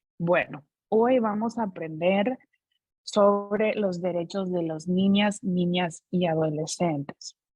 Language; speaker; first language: Spanish; non-native, fluent; English